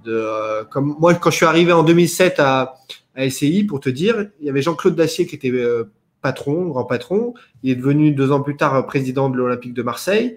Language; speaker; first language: French; native; French